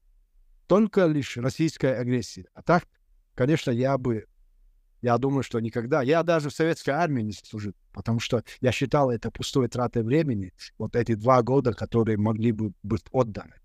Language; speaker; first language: Russian; non-native, local second language; Chechen